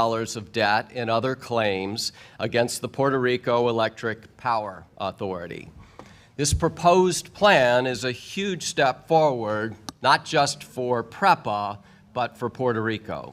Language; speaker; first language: English; native; English